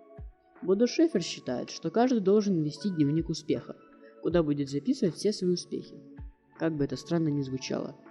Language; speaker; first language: Russian; native; Russian